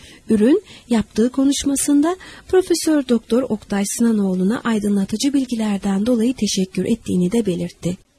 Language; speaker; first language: Turkish; native; Turkish